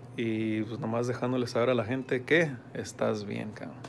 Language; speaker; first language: Spanish; early bilingual, heritage; Spanish